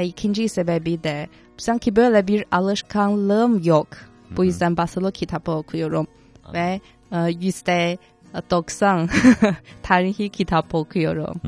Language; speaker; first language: Turkish; non-native, fluent; Chinese